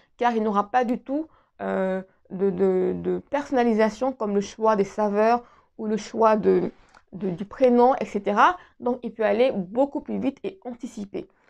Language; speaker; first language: French; native; French